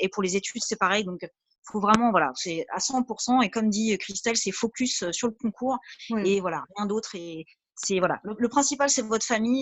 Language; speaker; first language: French; native; French